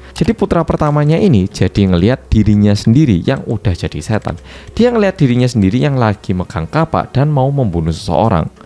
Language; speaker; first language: Indonesian; non-native, fluent; Korean